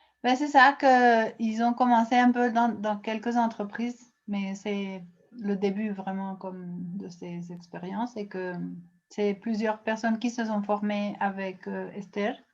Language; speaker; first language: French; non-native, fluent; Spanish